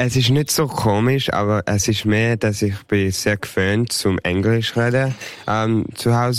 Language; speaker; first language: German; early bilingual, heritage; English